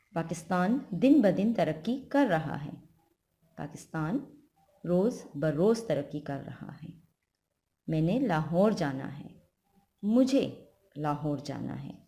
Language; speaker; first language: Urdu; non-native, local second language; Pashto